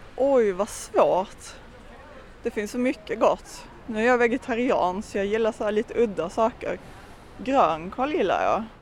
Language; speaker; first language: Swedish; non-native, local second language; Spanish